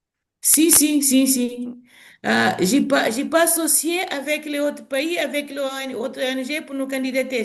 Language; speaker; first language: French; non-native, learner; Portuguese